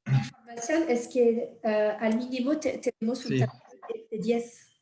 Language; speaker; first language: Spanish; non-native, fluent; French